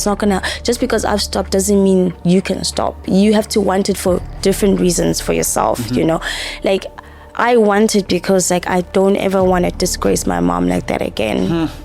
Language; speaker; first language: English; non-native, local second language; Zulu